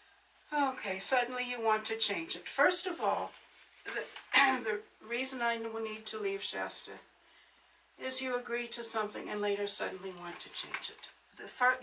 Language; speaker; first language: English; native; English